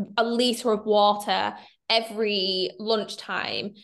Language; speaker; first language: English; native; English